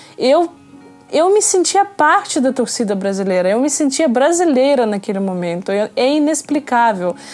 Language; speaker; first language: Portuguese; non-native, fluent; Russian